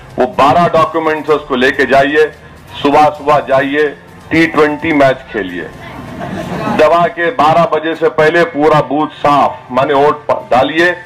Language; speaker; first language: Urdu; native; Urdu